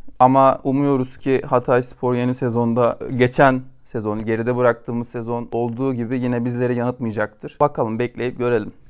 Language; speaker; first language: Turkish; native; Turkish